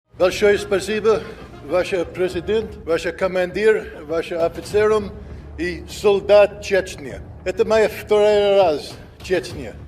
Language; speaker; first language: Russian; non-native, learner; English